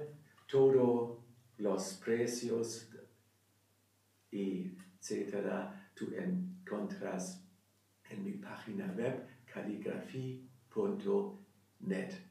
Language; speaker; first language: Spanish; non-native, learner; German